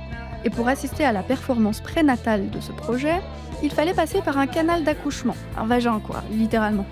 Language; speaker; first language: French; native; French